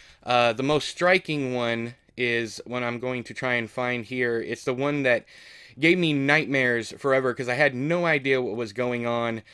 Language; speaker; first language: English; native; English